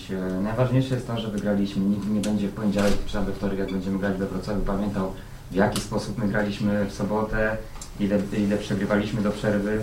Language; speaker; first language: Polish; native; Polish